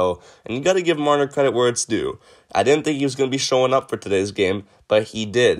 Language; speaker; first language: English; native; English